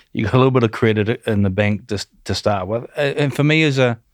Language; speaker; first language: English; native; English